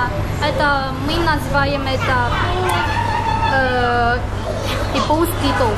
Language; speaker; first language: Russian; non-native, fluent; Chinese